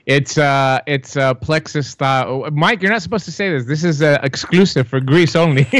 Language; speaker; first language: English; non-native, fluent; Greek